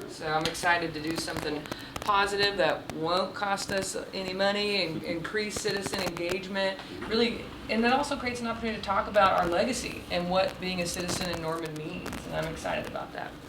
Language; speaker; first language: English; native; English